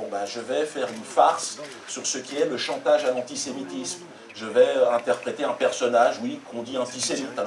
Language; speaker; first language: French; native; French